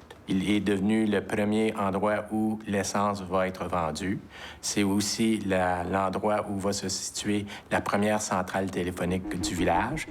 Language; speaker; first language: French; native; French